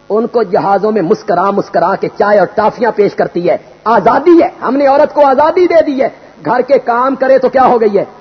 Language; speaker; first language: Urdu; non-native, local second language; Punjabi